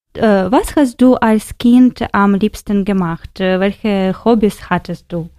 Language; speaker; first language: German; non-native, fluent; Ukrainian